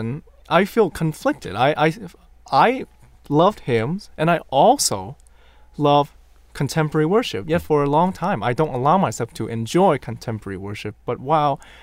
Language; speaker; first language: English; non-native, local second language; Cantonese